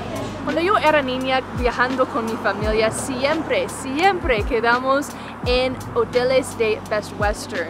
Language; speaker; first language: Spanish; non-native, fluent; English